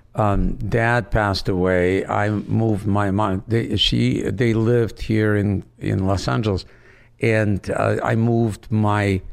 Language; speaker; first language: English; non-native, fluent; Russian